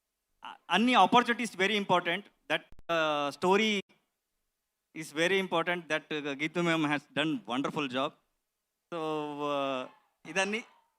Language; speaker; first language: Telugu; non-native, learner; Kannada